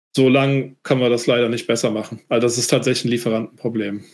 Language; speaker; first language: German; native; German